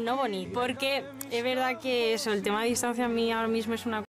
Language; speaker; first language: Spanish; native; Spanish